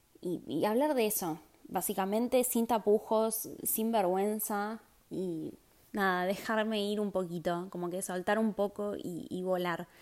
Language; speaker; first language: Spanish; native; Spanish